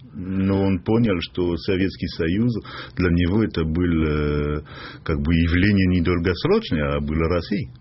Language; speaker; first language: Russian; non-native, fluent; French